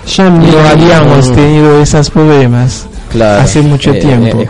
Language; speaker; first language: Spanish; non-native, learner; Haitian Creole